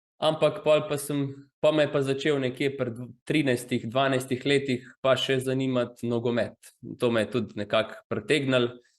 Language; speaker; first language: Slovenian; early bilingual, other home language; Croatian